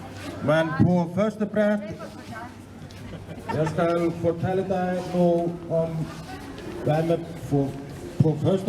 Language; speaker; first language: Danish; non-native, learner; Icelandic